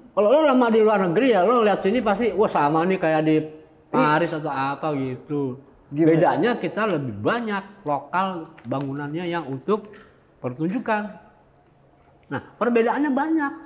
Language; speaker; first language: Indonesian; native; Indonesian